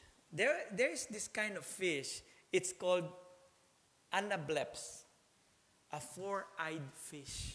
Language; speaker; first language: English; non-native, local second language; Filipino